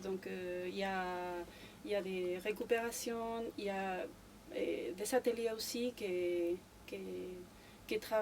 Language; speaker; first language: French; non-native, fluent; Spanish